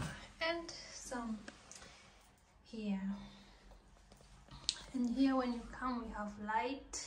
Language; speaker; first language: English; non-native, local second language; Swahili